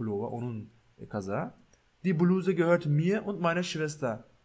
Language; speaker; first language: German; non-native, fluent; Turkish